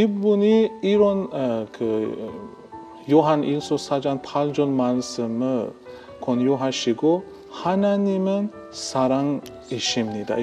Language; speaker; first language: Korean; non-native, fluent; Persian